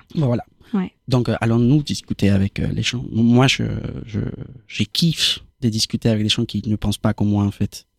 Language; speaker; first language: French; non-native, fluent; Spanish